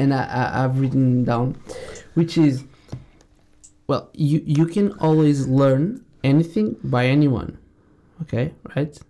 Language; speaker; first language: English; non-native, fluent; Portuguese